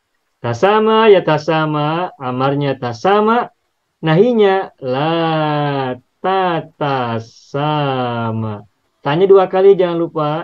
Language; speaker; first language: Indonesian; native; Indonesian